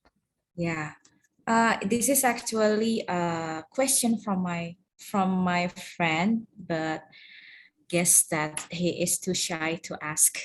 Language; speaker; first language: English; non-native, fluent; Indonesian